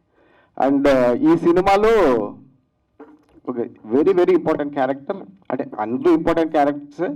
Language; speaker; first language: Telugu; native; Telugu